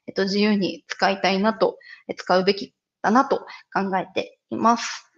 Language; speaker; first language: Japanese; native; Japanese